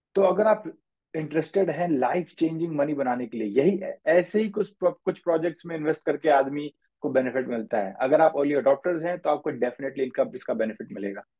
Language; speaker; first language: Hindi; native; Hindi